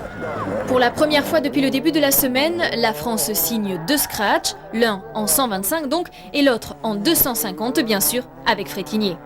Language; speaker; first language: French; native; French